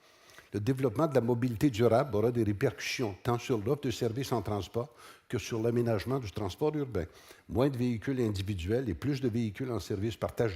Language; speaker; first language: French; native; French